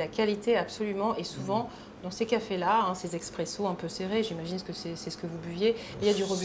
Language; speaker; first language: French; native; French